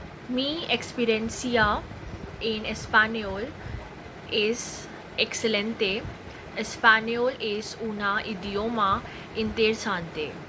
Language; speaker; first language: Spanish; non-native, learner; Hindi